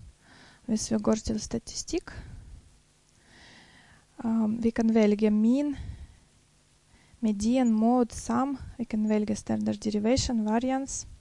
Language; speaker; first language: Norwegian; non-native, fluent; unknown